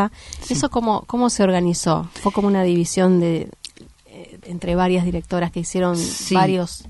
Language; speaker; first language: Spanish; native; Spanish